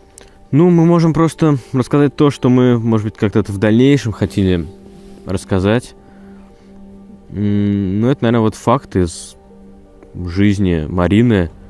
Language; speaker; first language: Russian; native; Russian